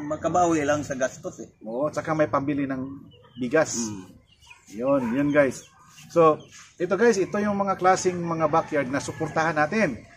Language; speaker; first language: Filipino; non-native, local second language; Cebuano